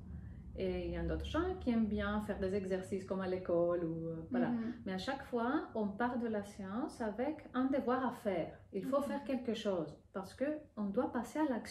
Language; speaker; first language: French; non-native, fluent; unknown